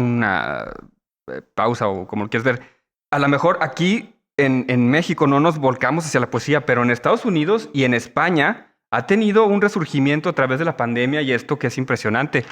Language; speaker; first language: Spanish; native; Spanish